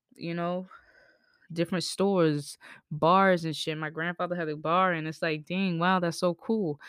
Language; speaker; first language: English; native; English